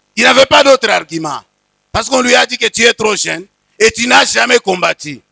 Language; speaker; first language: French; non-native, local second language; Swahili